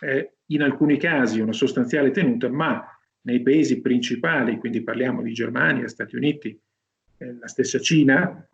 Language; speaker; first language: Italian; native; Italian